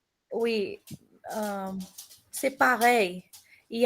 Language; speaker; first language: French; non-native, learner; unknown